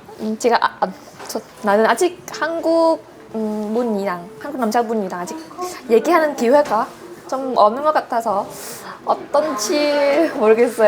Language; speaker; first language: Korean; non-native, learner; Vietnamese